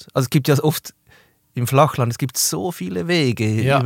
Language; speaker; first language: German; native; German